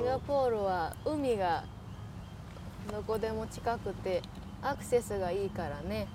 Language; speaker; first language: Japanese; non-native, learner; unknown